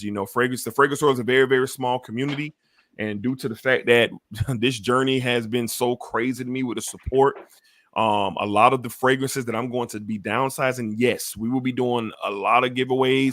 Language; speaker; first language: English; native; English